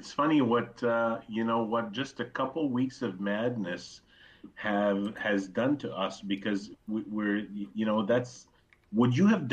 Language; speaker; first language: English; native; English